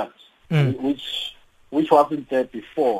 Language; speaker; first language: English; non-native, local second language; Swati